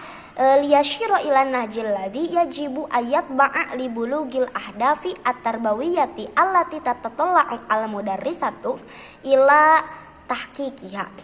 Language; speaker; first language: Arabic; non-native, learner; Indonesian